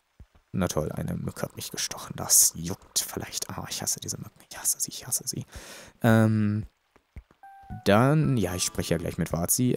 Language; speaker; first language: German; native; German